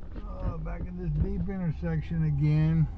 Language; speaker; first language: English; native; English